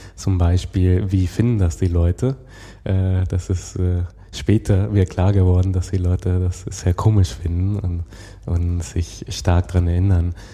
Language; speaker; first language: German; non-native, fluent; Spanish